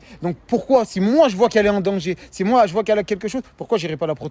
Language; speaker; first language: French; native; French